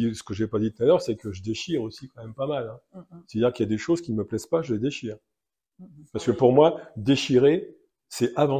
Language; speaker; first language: French; native; French